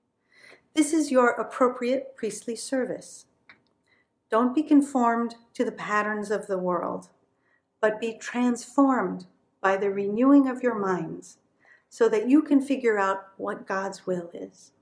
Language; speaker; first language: English; native; English